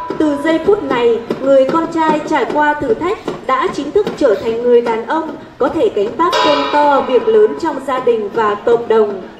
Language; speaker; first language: Vietnamese; native; Vietnamese